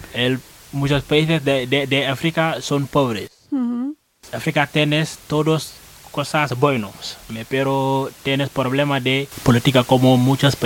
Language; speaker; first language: Spanish; non-native, learner; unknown